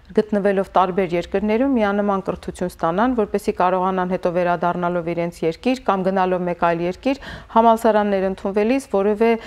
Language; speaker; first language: Armenian; native; Armenian